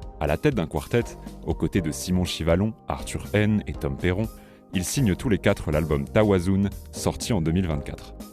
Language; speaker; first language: French; native; French